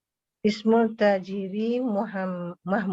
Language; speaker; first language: Arabic; non-native, learner; Malay